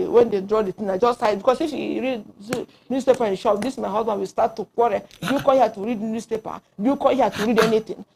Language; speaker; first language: English; non-native, local second language; Igbo